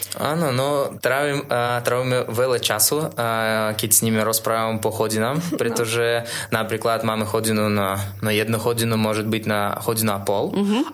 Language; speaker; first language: Slovak; non-native, fluent; Russian